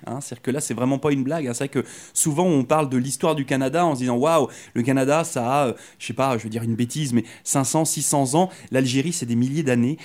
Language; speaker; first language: French; native; French